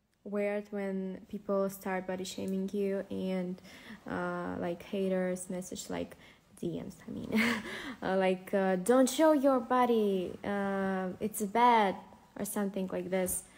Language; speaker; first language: English; non-native, learner; Kazakh